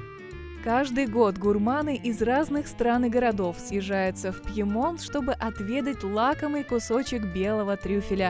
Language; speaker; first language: Russian; native; Russian